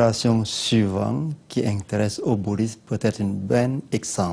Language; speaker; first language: French; non-native, learner; Lao